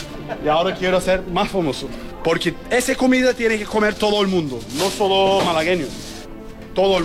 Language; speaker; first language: Spanish; non-native, learner; Turkish